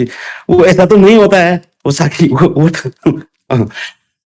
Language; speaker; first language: Hindi; non-native, local second language; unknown